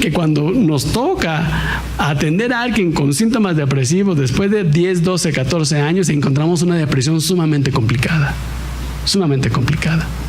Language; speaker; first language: Spanish; native; Spanish